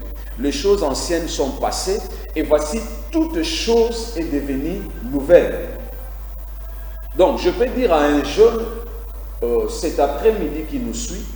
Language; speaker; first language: French; non-native, local second language; Lingala